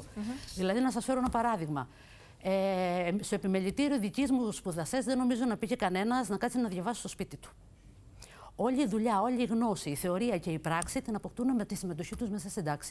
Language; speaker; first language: Greek; native; Greek